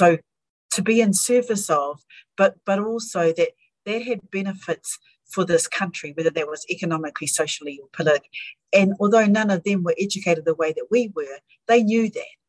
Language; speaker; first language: English; native; English